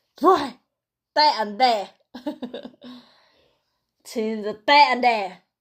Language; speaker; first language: Korean; non-native, learner; Thai